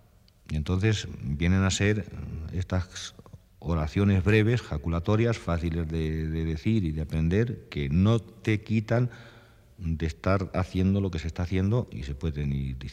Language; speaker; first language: Spanish; native; Spanish